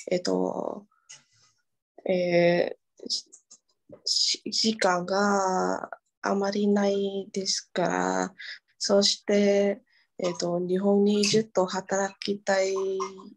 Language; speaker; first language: Japanese; non-native, learner; Vietnamese